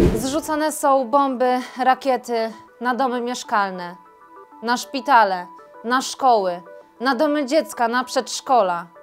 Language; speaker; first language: Polish; native; Polish